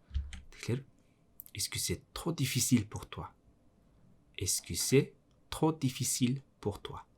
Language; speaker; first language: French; non-native, learner; Mongolian